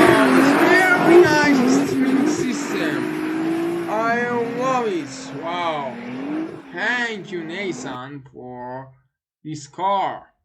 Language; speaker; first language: English; non-native, learner; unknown